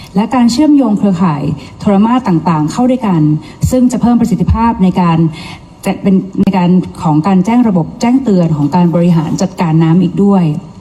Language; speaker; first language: Thai; native; Thai